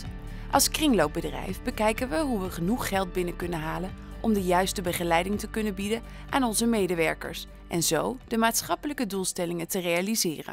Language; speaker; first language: Dutch; native; Dutch